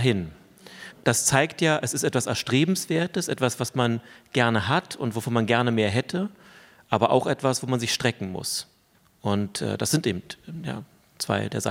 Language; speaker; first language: German; native; German